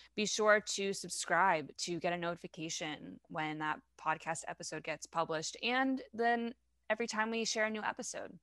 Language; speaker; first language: English; non-native, fluent; French